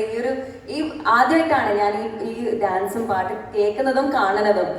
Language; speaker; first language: Malayalam; early bilingual, other home language; English